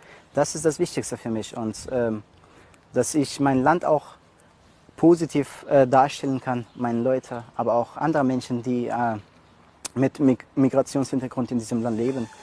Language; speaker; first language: German; non-native, fluent; Persian